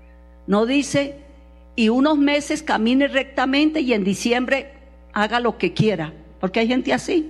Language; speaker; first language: Spanish; native; Spanish